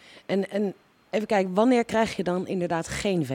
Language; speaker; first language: Dutch; native; Dutch